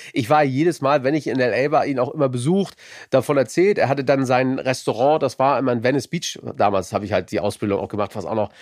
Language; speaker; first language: German; native; German